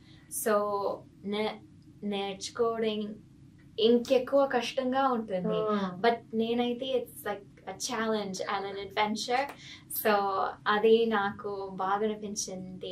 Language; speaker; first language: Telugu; non-native, fluent; English